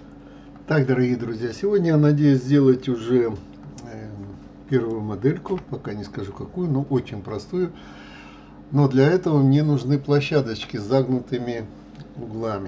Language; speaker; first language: Russian; native; Russian